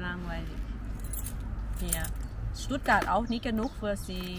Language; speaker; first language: German; non-native, learner; Thai